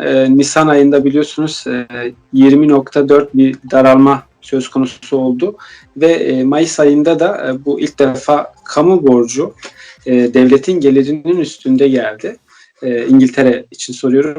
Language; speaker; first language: Turkish; native; Turkish